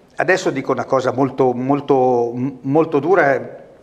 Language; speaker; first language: Italian; native; Italian